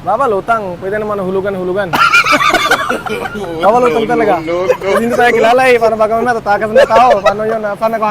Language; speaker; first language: Filipino; non-native, learner; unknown